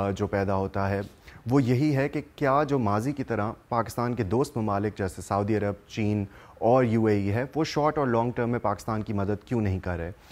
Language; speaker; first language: Urdu; native; Urdu